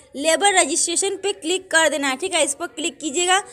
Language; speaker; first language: Hindi; native; Hindi